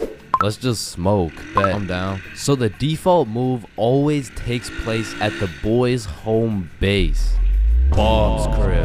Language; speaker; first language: English; native; English